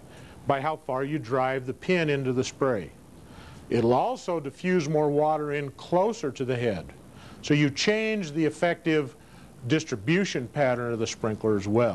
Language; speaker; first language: English; native; English